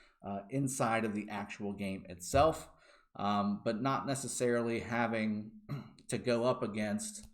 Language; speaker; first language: English; native; English